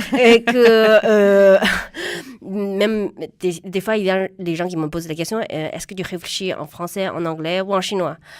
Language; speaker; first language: French; non-native, fluent; Chinese